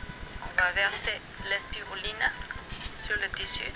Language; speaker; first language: French; non-native, fluent; Spanish